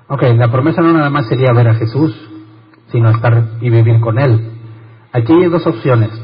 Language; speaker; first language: Spanish; native; Spanish